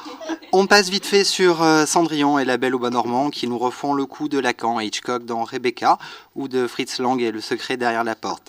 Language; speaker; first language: French; native; French